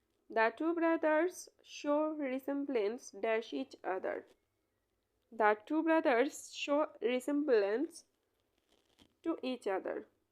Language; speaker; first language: English; non-native, local second language; Bangla